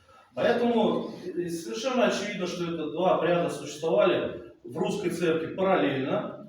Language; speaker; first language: Russian; native; Russian